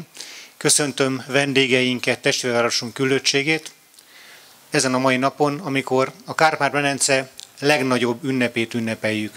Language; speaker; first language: Hungarian; native; Hungarian